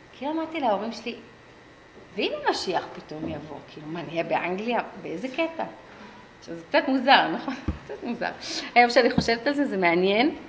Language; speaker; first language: Hebrew; early bilingual, other home language; English